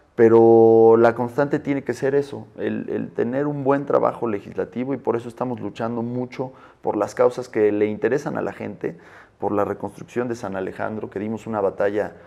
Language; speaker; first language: Spanish; native; Spanish